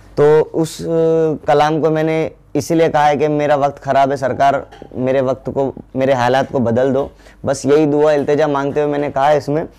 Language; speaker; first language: Hindi; non-native, local second language; Urdu